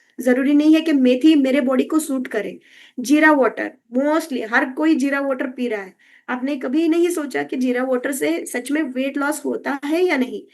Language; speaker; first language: Hindi; non-native, local second language; Kannada